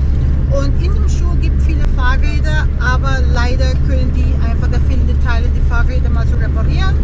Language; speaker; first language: German; non-native, fluent; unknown